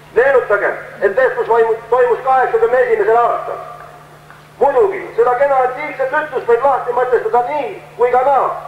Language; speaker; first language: Estonian; native; Estonian